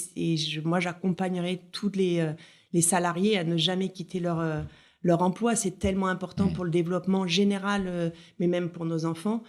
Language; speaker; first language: French; native; French